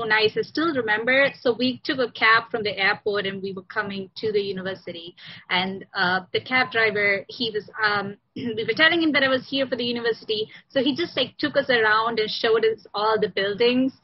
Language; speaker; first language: English; non-native, local second language; Sinhala